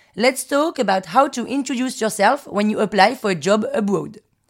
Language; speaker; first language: English; early bilingual, other home language; French